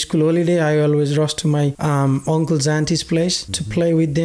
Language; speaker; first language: English; non-native, local second language; Nepali